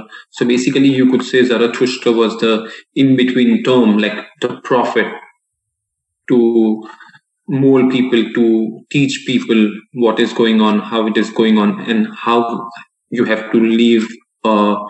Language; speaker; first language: English; non-native, local second language; Gujarati